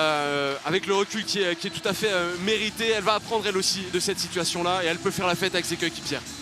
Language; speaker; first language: French; native; French